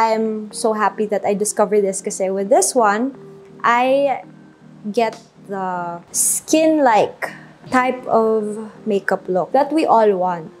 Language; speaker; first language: English; non-native, local second language; Filipino